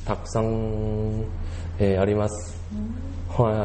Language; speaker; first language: Japanese; non-native, learner; Chinese